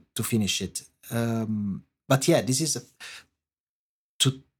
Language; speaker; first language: English; non-native, fluent; Italian